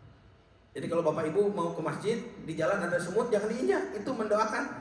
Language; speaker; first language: Indonesian; native; Indonesian